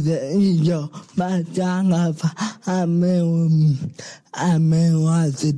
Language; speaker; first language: Catalan; non-native, local second language; Spanish